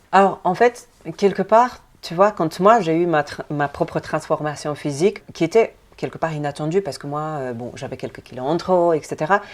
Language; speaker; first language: French; non-native, fluent; Polish